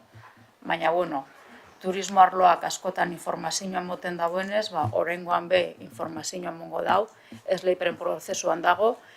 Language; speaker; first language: Basque; native; Basque